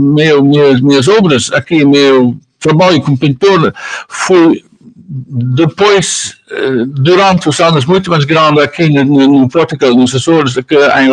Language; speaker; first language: Portuguese; non-native, learner; Dutch